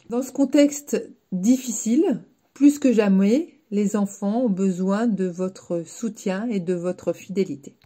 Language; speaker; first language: French; native; French